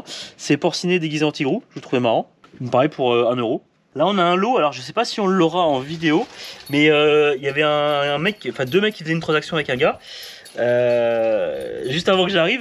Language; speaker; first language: French; native; French